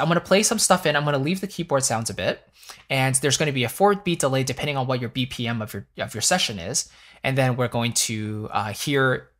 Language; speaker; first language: English; native; English